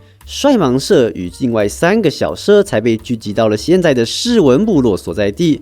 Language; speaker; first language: Chinese; native; Chinese